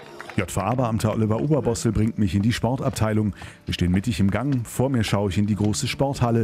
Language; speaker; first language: German; native; German